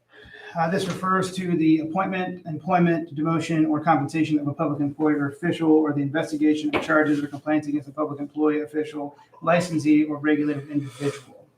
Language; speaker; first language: English; native; English